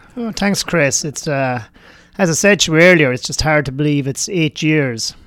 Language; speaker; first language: English; native; English